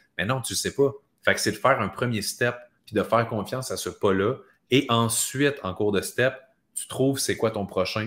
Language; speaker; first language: French; native; French